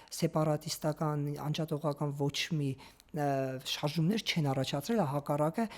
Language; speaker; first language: Armenian; native; Armenian